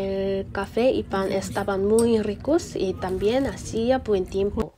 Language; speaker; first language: Spanish; non-native, learner; Korean